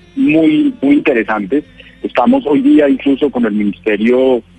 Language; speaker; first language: Spanish; native; Spanish